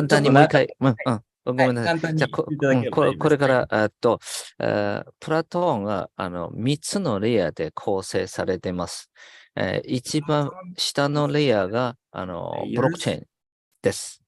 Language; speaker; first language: Japanese; non-native, fluent; Chinese